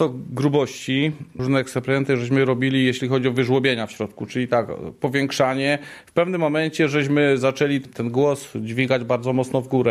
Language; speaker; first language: Polish; native; Polish